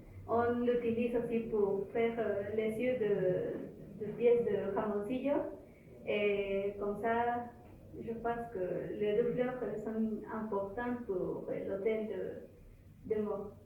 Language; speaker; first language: French; non-native, learner; Spanish